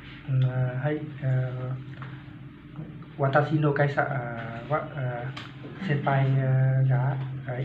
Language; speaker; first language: Japanese; non-native, learner; Vietnamese